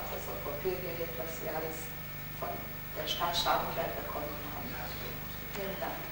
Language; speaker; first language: German; non-native, local second language; Hungarian